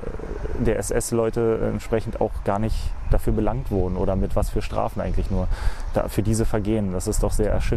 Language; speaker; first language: German; native; German